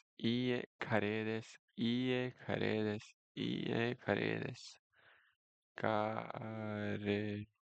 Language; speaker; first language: Japanese; non-native, learner; Nepali